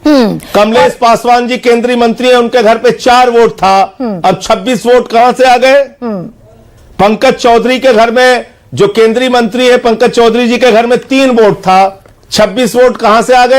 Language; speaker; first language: Hindi; native; Hindi